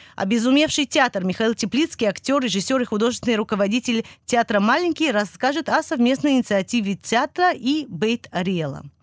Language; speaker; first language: Russian; early bilingual, heritage; Russian